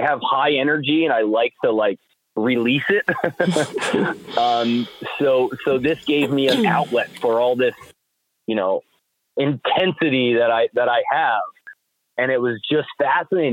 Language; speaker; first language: English; native; English